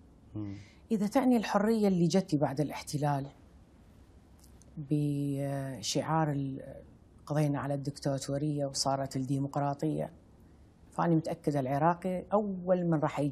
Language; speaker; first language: Arabic; native; Arabic